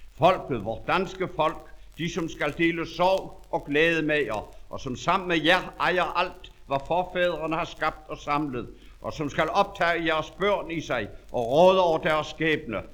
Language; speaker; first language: Danish; native; Danish